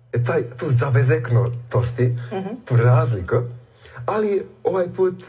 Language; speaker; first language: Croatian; non-native, fluent; Japanese